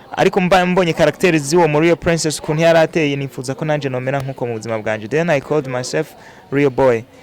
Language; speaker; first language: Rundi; native; Rundi